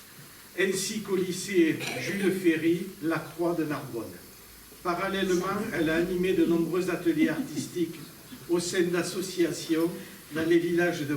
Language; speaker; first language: French; native; French